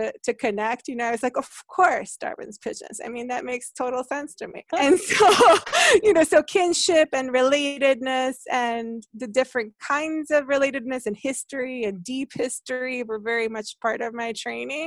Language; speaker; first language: English; non-native, fluent; Hungarian